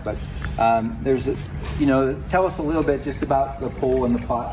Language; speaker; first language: English; native; English